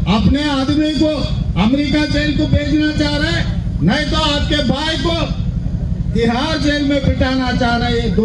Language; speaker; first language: Hindi; non-native, local second language; Telugu